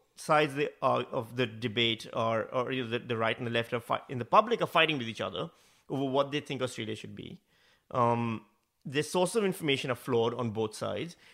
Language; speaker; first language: English; non-native, local second language; Urdu